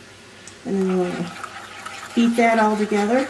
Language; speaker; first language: English; native; English